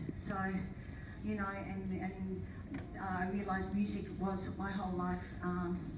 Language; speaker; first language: English; native; English